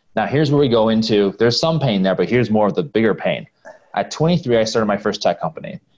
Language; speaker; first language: English; native; English